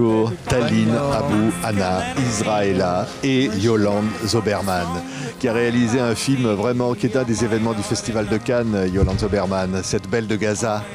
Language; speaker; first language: French; native; French